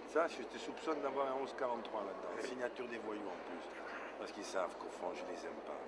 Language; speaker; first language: French; native; French